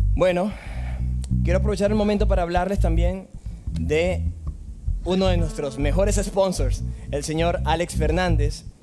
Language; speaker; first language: Spanish; native; Spanish